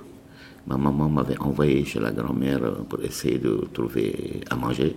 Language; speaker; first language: French; non-native, local second language; Arabic